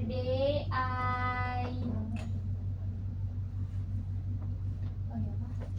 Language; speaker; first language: English; non-native, learner; Indonesian